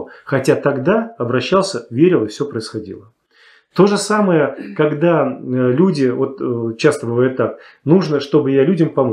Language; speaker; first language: Russian; native; Russian